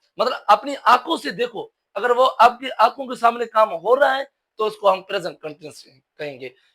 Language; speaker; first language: Urdu; non-native, local second language; Sindhi